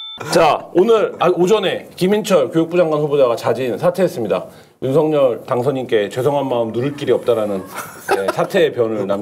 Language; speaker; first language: Korean; native; Korean